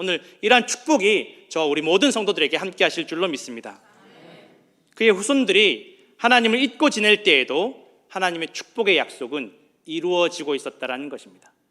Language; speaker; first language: Korean; native; Korean